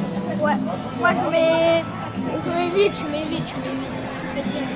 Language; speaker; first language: French; native; French